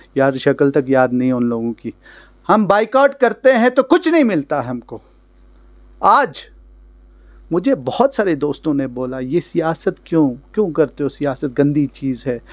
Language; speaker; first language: Hindi; non-native, local second language; Kashmiri